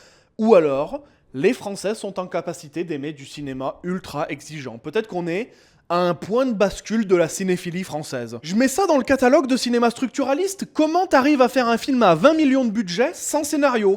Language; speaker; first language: French; native; French